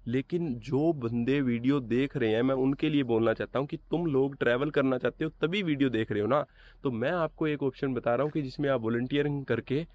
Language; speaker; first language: Hindi; native; Hindi